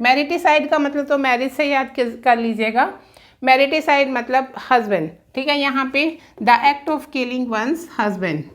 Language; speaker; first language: Hindi; native; Hindi